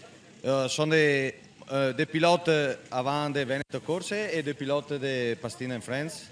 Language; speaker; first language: French; non-native, learner; Italian